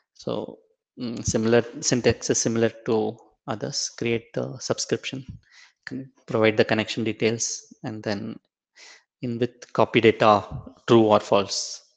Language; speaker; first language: English; non-native, local second language; Tamil